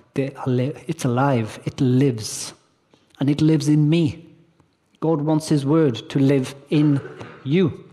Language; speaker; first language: English; native; English